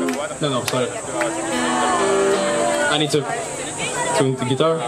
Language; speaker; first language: English; non-native, learner; Ukrainian